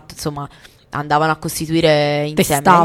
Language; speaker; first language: Italian; native; Italian